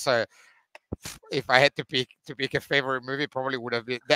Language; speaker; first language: English; non-native, fluent; Italian